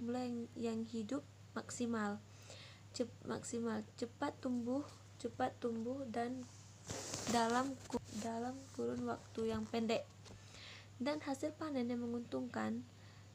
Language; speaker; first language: Indonesian; non-native, local second language; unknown